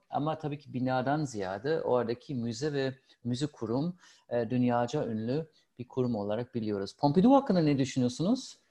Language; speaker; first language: Turkish; non-native, fluent; German